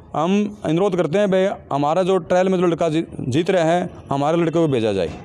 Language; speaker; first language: Hindi; native; Hindi